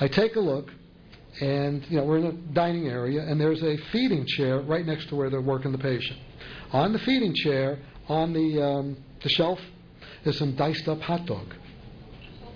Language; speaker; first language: English; native; English